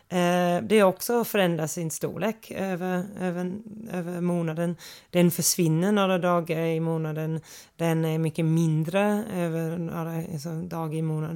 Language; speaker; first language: Swedish; non-native, fluent; English